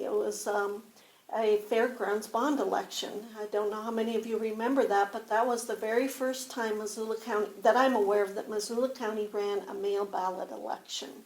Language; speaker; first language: English; native; English